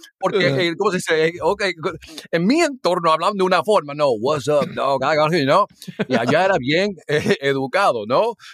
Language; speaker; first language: Spanish; early bilingual, heritage; Spanish